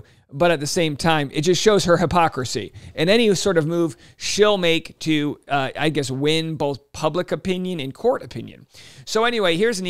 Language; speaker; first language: English; native; English